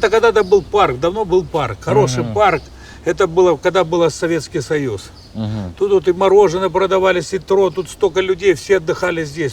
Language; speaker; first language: Russian; native; Russian